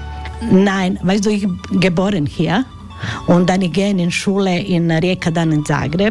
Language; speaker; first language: German; non-native, learner; Croatian